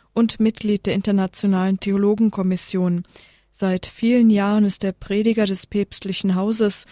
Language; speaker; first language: German; native; German